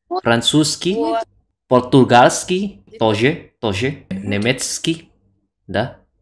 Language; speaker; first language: Russian; non-native, learner; Indonesian